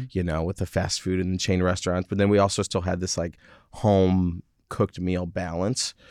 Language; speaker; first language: English; native; English